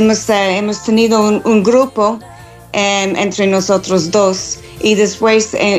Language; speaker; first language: Spanish; non-native, fluent; English